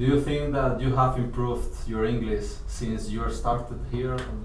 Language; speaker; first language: English; non-native, learner; Spanish